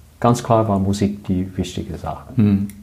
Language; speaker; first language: German; non-native, learner; English